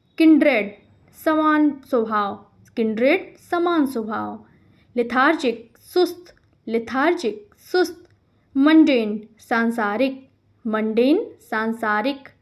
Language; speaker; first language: Hindi; native; Hindi